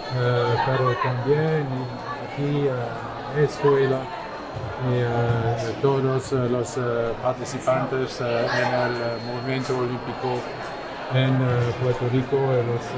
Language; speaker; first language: Spanish; non-native, learner; German